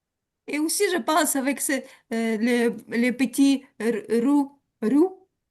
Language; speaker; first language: French; non-native, learner; Ukrainian